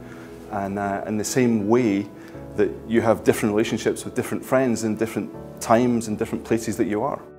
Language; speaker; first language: English; native; English